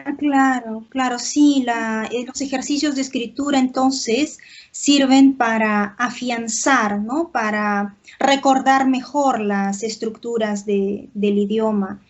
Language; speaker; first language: Spanish; native; Spanish